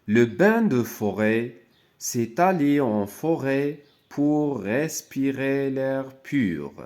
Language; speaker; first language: French; non-native, local second language; Arabic